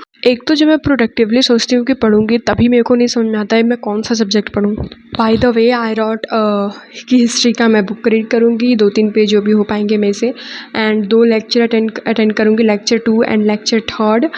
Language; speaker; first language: Hindi; native; Hindi